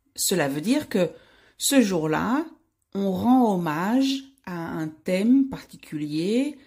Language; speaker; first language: French; native; French